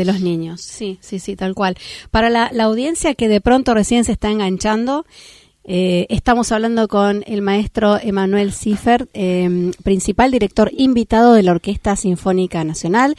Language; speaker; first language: Spanish; native; Spanish